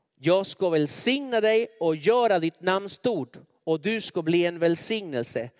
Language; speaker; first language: Swedish; non-native, fluent; Spanish